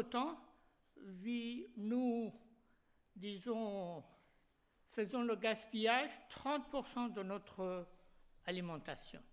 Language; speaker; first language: French; non-native, fluent; Persian